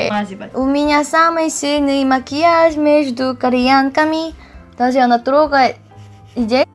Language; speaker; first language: Russian; non-native, learner; Korean